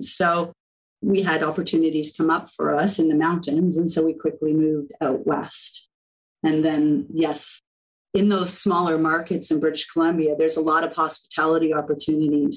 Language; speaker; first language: English; native; English